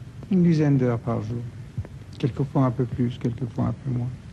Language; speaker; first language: French; non-native, fluent; Persian